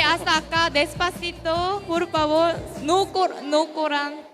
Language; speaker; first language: Spanish; non-native, learner; Korean